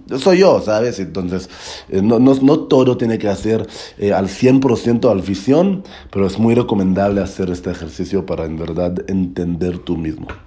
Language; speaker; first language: Spanish; non-native, learner; Hebrew